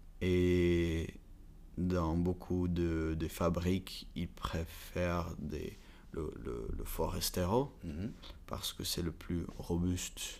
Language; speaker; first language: French; non-native, learner; Dutch